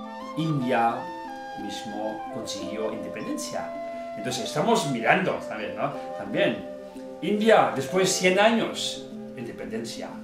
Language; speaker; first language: Spanish; non-native, learner; Tibetan